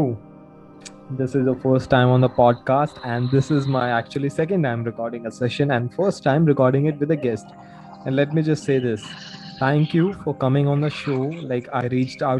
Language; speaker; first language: English; non-native, local second language; Hindi